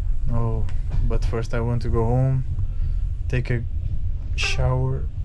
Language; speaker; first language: English; non-native, fluent; Portuguese